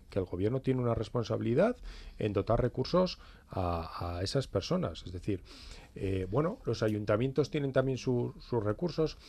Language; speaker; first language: Spanish; native; Spanish